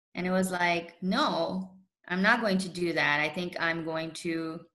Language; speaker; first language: English; early bilingual, other home language; Urdu